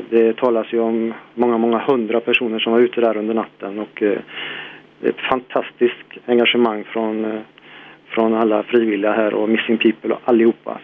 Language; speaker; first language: Swedish; native; Swedish